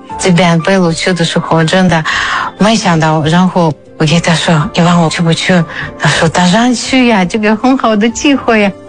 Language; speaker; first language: Chinese; non-native, fluent; Russian